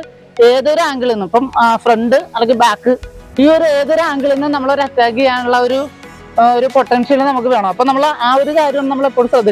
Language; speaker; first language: Malayalam; native; Malayalam